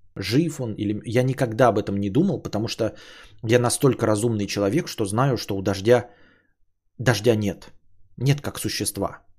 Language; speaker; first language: Russian; native; Russian